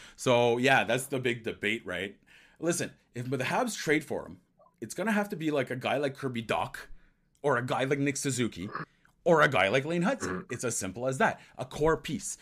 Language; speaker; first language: English; native; English